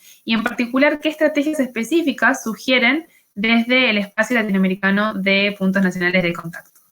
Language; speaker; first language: Spanish; native; Spanish